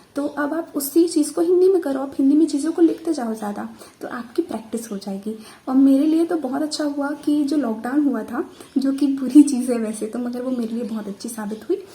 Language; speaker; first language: Hindi; native; Hindi